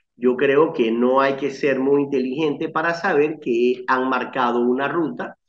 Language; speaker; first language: Spanish; native; Spanish